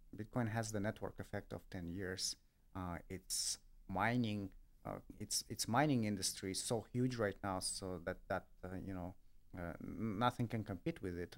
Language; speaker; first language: English; non-native, fluent; Russian